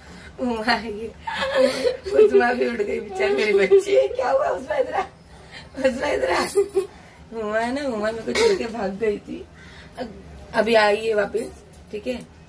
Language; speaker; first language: Hindi; native; Hindi